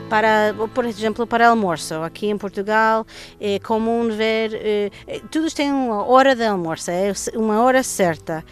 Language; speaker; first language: Portuguese; non-native, learner; English